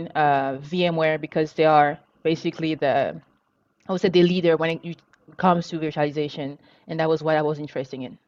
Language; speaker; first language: English; non-native, local second language; French